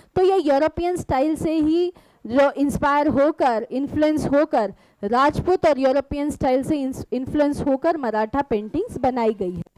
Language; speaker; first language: Hindi; non-native, local second language; Marathi